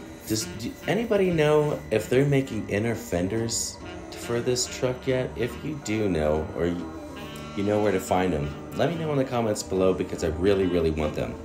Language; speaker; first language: English; native; English